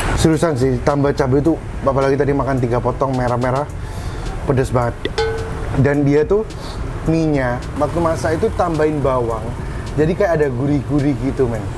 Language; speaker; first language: Indonesian; native; Indonesian